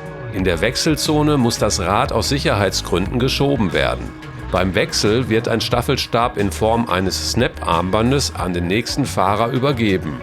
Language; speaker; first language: German; native; German